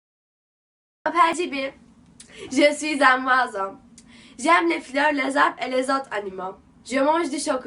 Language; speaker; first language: French; non-native, learner; Turkish